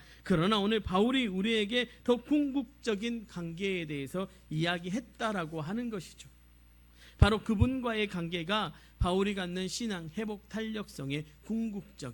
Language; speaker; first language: Korean; native; Korean